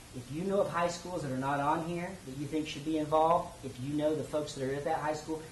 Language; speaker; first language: English; native; English